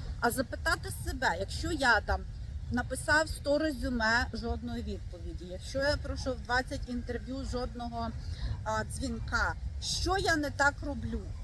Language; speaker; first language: Ukrainian; native; Ukrainian